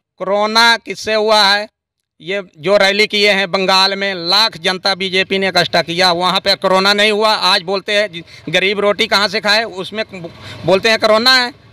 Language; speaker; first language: Hindi; native; Hindi